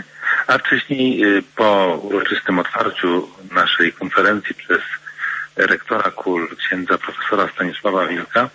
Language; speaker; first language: Polish; native; Polish